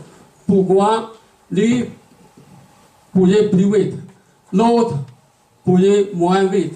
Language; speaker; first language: French; non-native, learner; Chinese